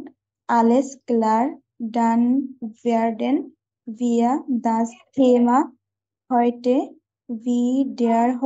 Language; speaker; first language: German; non-native, learner; Bangla